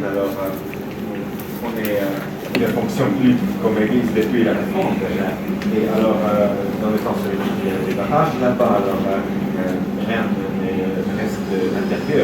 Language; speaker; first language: French; non-native, fluent; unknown